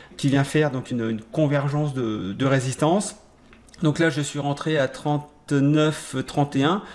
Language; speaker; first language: French; native; French